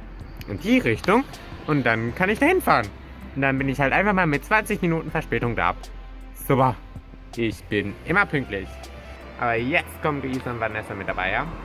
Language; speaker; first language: German; native; German